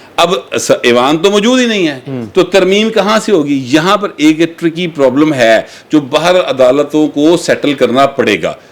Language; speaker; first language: Urdu; non-native, local second language; Punjabi